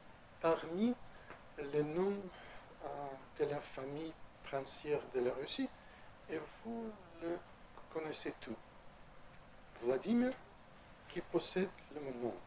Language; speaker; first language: French; non-native, fluent; Russian